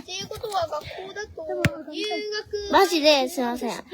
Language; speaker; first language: Japanese; native; Japanese